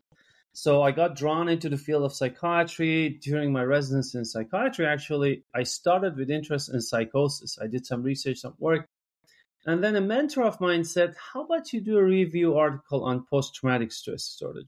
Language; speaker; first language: English; non-native, fluent; Persian